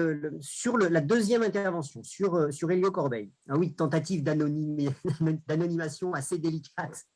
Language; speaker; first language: French; native; French